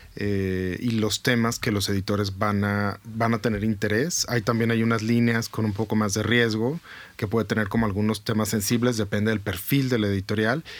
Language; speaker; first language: Spanish; native; Spanish